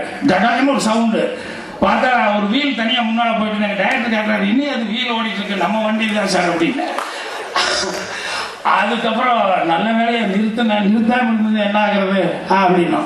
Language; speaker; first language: Tamil; native; Tamil